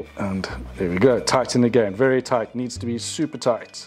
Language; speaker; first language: English; native; English